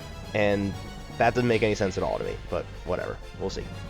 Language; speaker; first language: English; native; English